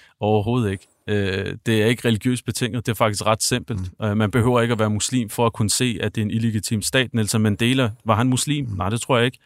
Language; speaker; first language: Danish; early bilingual, other home language; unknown